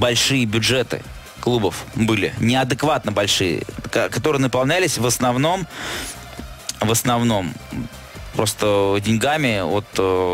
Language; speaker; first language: Russian; native; Russian